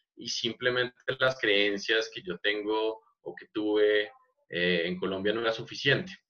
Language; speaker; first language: Spanish; native; Spanish